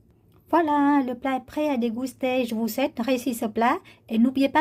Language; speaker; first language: French; non-native, learner; Vietnamese